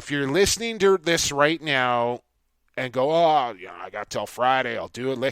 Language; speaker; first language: English; native; English